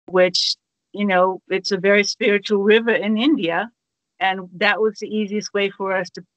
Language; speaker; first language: English; native; English